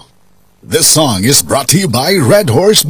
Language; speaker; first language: English; non-native, local second language; Hiligaynon